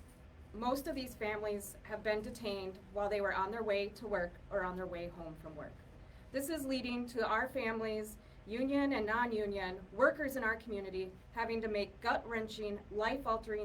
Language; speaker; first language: English; native; English